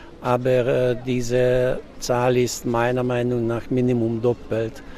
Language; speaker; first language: German; non-native, local second language; Hungarian